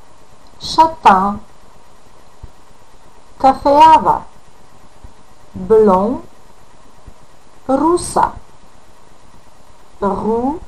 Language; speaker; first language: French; non-native, fluent; Macedonian